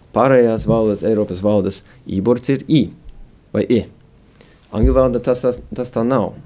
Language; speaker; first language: Latvian; early bilingual, heritage; Latvian